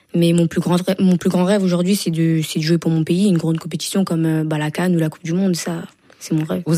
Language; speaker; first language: French; early bilingual, other home language; Wolof